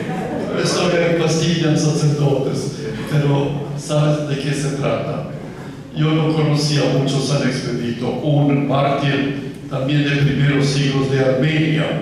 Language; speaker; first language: Spanish; non-native, fluent; Croatian